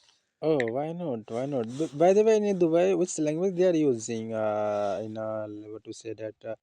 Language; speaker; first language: English; non-native, learner; Hindi